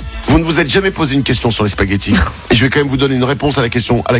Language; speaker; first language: French; native; French